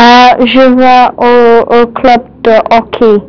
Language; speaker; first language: French; non-native, learner; English